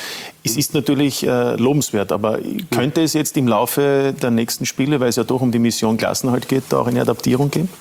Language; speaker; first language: German; native; German